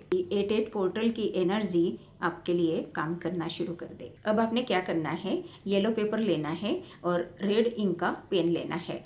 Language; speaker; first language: Hindi; native; Hindi